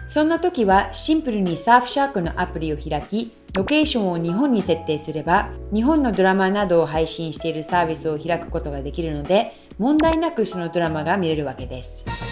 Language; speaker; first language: Japanese; non-native, fluent; English